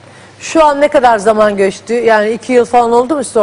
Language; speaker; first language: Turkish; native; Turkish